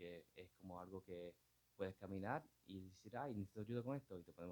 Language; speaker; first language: Spanish; non-native, local second language; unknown